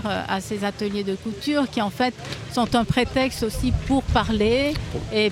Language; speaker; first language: French; native; French